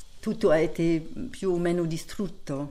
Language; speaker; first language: Italian; non-native, fluent; German